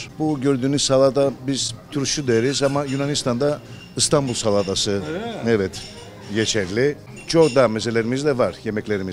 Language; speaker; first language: Turkish; early bilingual, heritage; Turkish